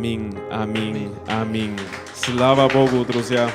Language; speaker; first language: Russian; non-native, learner; Spanish